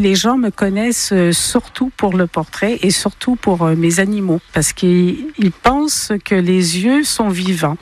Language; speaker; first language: French; native; French